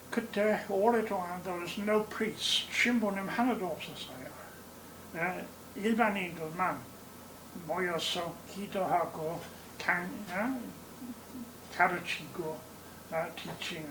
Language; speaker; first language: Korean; non-native, learner; English